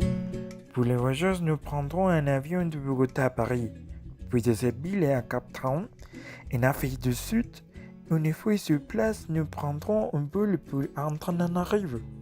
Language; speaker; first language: French; non-native, learner; Spanish